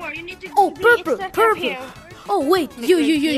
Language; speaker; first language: English; non-native, fluent; Greek